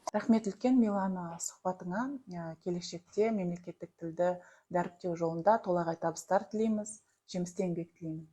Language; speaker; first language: Kazakh; native; Kazakh